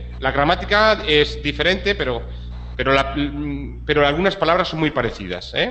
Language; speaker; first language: Spanish; native; Spanish